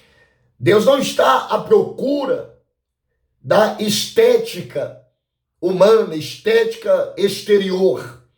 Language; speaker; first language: Portuguese; native; Portuguese